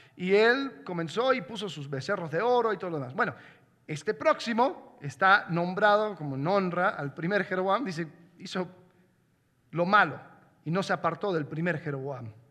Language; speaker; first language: Spanish; non-native, fluent; English